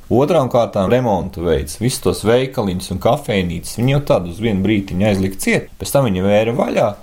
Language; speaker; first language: Latvian; native; Latvian